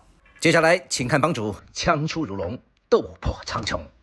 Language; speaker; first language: Chinese; native; Chinese